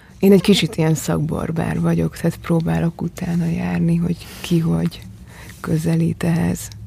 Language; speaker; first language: Hungarian; native; Hungarian